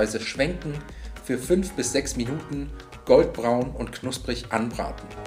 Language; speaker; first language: German; native; German